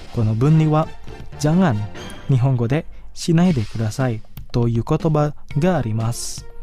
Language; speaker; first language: Japanese; non-native, fluent; Indonesian